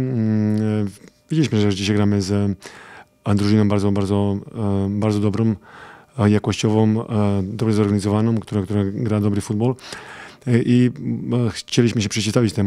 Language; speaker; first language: Polish; non-native, fluent; Serbian